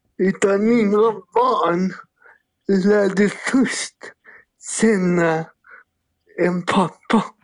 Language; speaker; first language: Swedish; native; Swedish